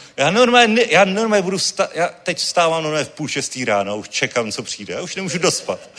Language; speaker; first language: Czech; native; Czech